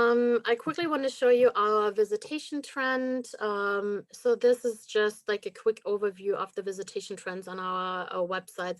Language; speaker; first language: English; non-native, fluent; German